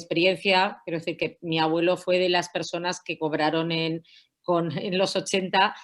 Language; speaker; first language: Spanish; native; Spanish